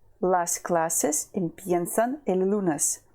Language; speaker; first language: Spanish; non-native, fluent; Ukrainian